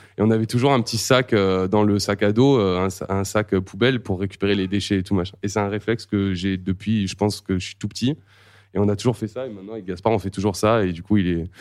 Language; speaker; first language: French; native; French